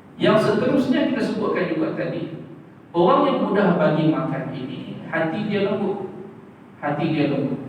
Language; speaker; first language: Malay; native; Malay